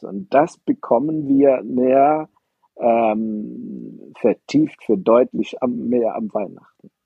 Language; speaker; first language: German; non-native, fluent; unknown